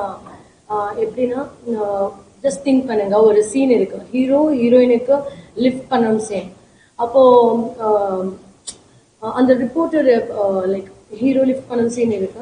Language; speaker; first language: Tamil; non-native, learner; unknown